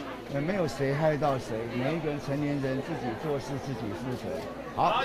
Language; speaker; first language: Chinese; native; Chinese